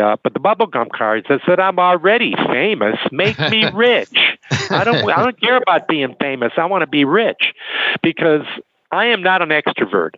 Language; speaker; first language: English; native; English